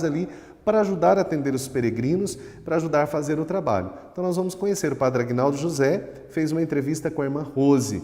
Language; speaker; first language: Portuguese; native; Portuguese